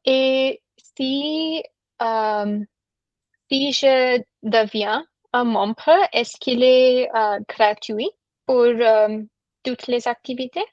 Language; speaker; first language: French; non-native, learner; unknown